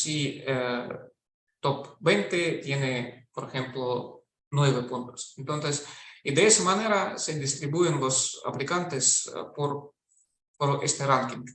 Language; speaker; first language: Spanish; non-native, fluent; Russian